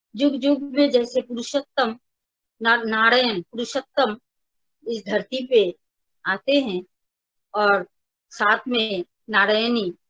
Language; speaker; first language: Hindi; non-native, local second language; Bangla